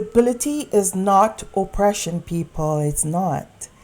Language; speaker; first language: English; native; English